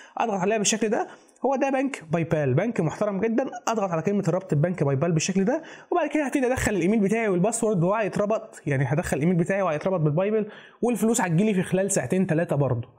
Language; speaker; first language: Arabic; native; Arabic